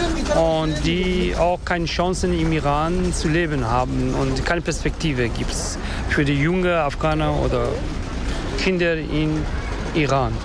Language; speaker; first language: German; non-native, learner; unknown